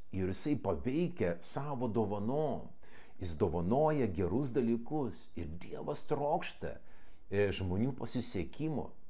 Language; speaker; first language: Lithuanian; non-native, local second language; Russian